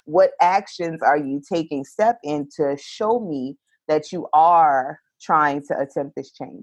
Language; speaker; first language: English; native; English